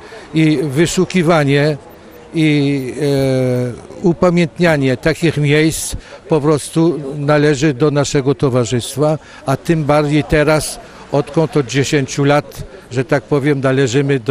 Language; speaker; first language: Polish; early bilingual, heritage; Polish